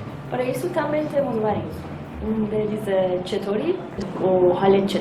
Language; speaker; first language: Portuguese; non-native, fluent; Persian